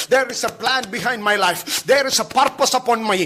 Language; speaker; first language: English; non-native, local second language; Malayalam